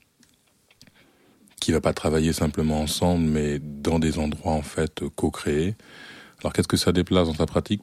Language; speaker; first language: French; native; French